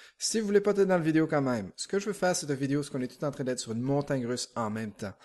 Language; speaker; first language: French; native; French